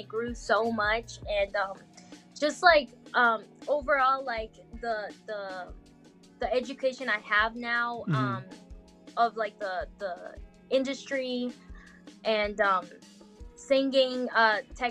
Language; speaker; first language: English; non-native, fluent; Portuguese